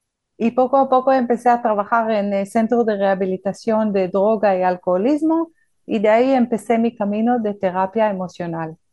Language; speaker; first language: Spanish; non-native, fluent; Hebrew